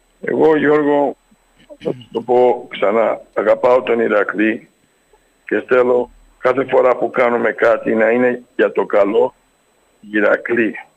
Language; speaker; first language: Greek; early bilingual, heritage; Greek